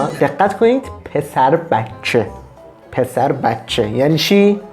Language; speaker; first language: Persian; native; Persian